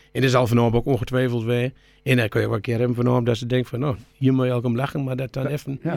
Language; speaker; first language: Dutch; native; Dutch